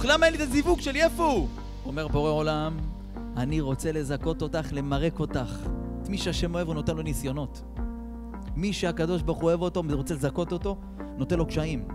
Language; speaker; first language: Hebrew; native; Hebrew